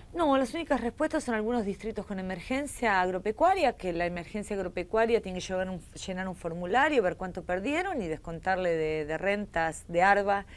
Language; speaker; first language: Spanish; native; Spanish